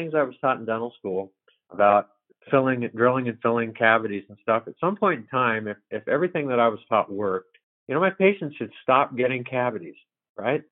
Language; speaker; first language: English; native; English